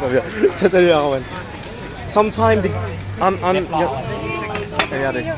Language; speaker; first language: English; non-native, learner; French